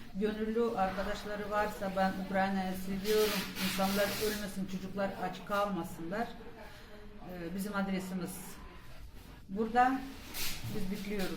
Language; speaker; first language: Turkish; non-native, fluent; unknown